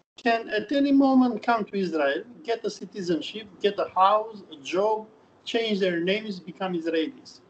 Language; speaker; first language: English; non-native, fluent; Albanian